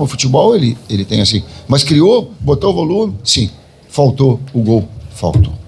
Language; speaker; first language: Portuguese; native; Portuguese